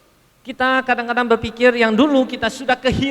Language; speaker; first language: Indonesian; native; Indonesian